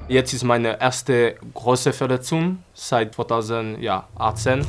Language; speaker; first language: German; non-native, fluent; French